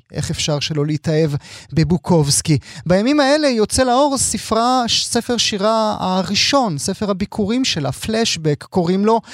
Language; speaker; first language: Hebrew; native; Hebrew